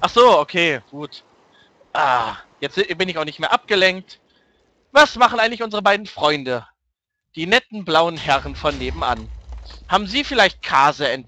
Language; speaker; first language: German; native; German